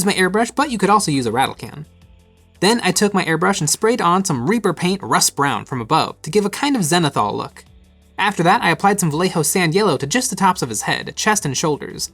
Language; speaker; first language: English; native; English